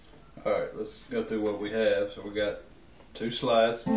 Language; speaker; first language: English; native; English